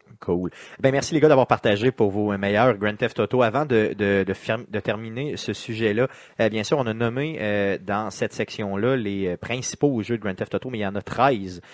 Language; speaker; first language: French; native; French